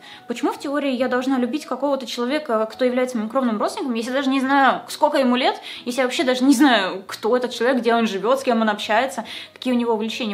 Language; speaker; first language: Russian; native; Russian